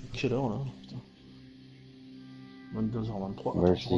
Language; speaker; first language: French; native; French